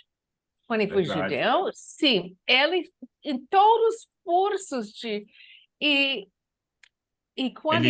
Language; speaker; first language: Portuguese; non-native, learner; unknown